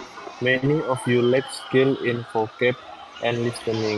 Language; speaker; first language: English; non-native, learner; Indonesian